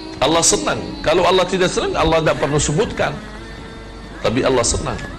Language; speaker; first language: Malay; non-native, fluent; Arabic